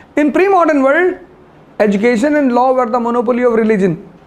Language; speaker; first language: English; non-native, local second language; Hindi